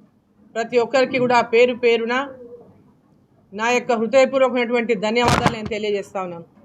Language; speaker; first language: Telugu; native; Telugu